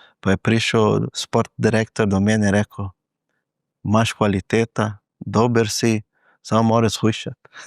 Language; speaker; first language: Slovenian; non-native, fluent; Portuguese